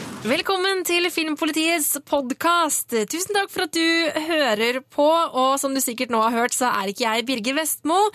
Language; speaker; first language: Norwegian; native; Norwegian